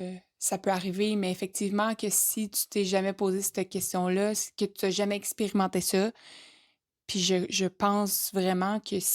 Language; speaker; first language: French; native; French